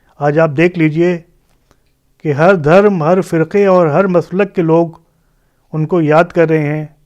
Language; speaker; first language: Urdu; native; Urdu